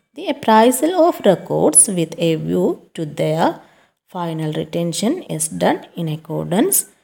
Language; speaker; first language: English; non-native, local second language; Malayalam